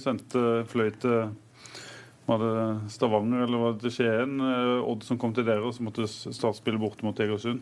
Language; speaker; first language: Norwegian; native; Norwegian